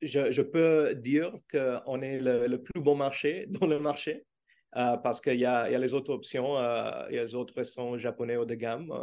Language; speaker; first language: French; non-native, learner; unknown